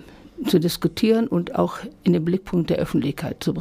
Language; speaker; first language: German; native; German